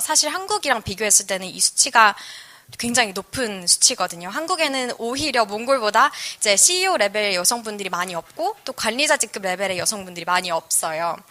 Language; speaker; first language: Korean; native; Korean